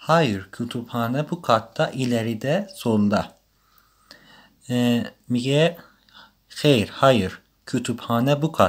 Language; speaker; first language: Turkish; non-native, fluent; Persian